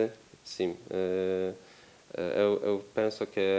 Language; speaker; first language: Portuguese; non-native, learner; Polish